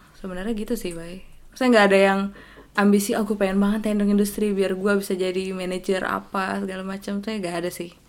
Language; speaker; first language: Indonesian; native; Indonesian